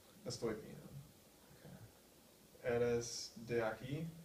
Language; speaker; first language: Spanish; non-native, learner; English